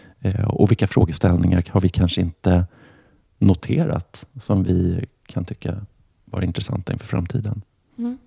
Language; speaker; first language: Swedish; native; Swedish